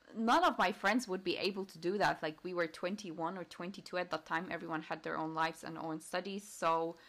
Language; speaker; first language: English; non-native, fluent; Polish